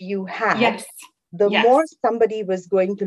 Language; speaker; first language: English; non-native, local second language; Konkani